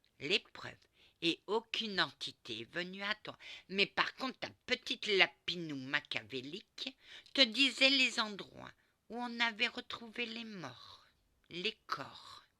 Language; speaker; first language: French; early bilingual, other home language; Portuguese